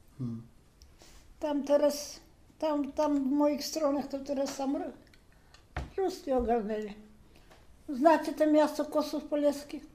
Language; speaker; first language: Polish; native; Polish